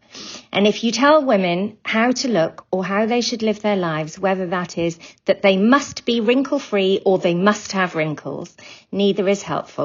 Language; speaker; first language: English; native; English